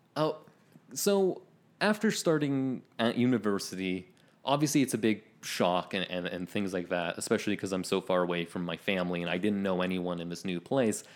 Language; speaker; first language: English; native; English